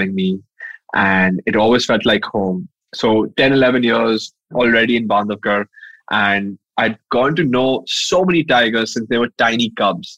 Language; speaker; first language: English; non-native, local second language; Hindi